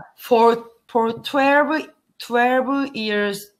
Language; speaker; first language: English; non-native, learner; Korean